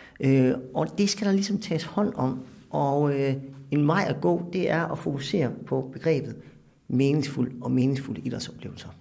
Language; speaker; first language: Danish; native; Danish